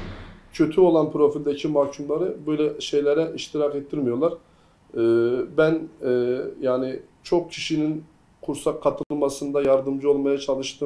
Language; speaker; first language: Turkish; native; Turkish